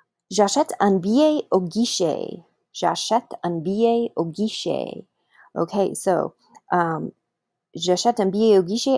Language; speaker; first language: French; non-native, fluent; English